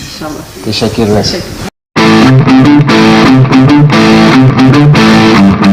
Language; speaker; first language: Turkish; non-native, learner; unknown